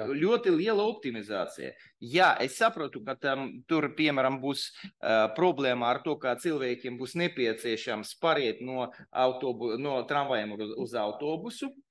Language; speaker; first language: Latvian; non-native, local second language; Russian